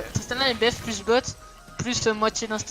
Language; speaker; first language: French; native; French